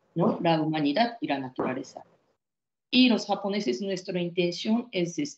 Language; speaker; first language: Spanish; non-native, fluent; Japanese